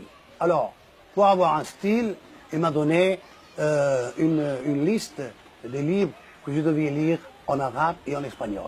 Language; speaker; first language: French; non-native, fluent; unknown